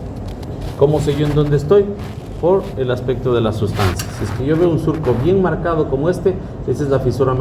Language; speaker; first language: Spanish; native; Spanish